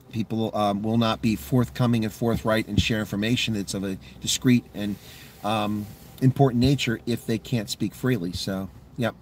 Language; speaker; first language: English; native; English